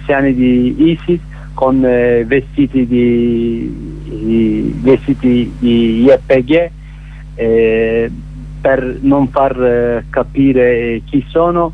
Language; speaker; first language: Italian; non-native, learner; Kurdish